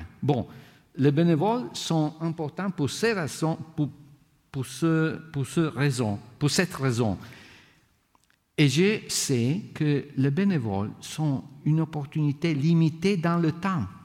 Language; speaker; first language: French; non-native, fluent; Italian